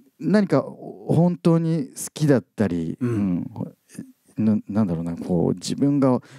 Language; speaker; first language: Japanese; native; Japanese